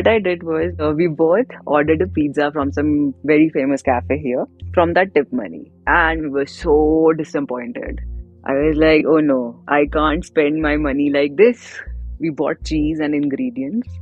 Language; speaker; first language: English; non-native, local second language; Hindi